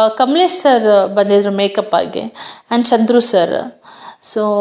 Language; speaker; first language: Kannada; non-native, local second language; Hindi